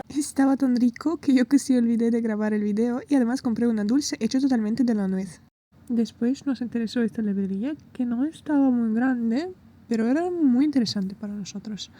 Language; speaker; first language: Spanish; non-native, fluent; Russian